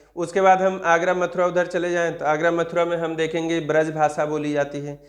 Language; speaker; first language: Hindi; native; Hindi